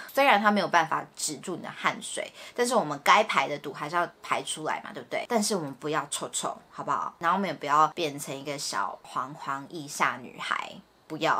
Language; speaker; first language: Chinese; early bilingual, heritage; Chinese